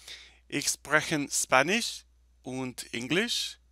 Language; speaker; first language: German; non-native, learner; Spanish